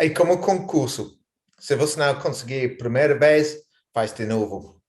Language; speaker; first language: Portuguese; non-native, fluent; English